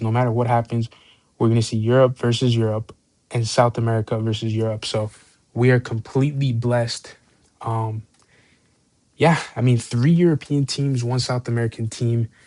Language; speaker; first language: English; native; English